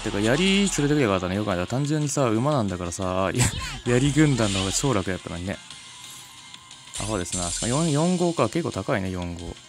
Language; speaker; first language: Japanese; native; Japanese